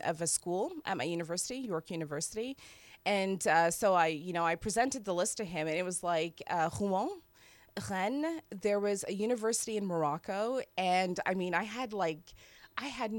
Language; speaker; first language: English; native; English